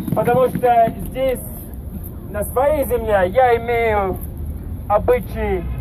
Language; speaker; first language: Russian; non-native, fluent; English